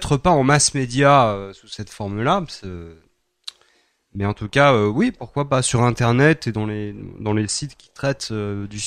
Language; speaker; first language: French; native; French